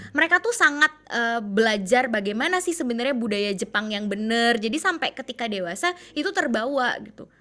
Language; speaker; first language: Indonesian; native; Indonesian